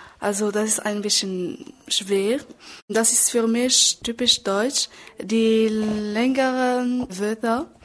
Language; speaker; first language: German; non-native, learner; Arabic